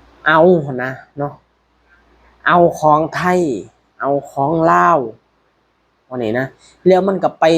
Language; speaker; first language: Thai; non-native, local second language; Lao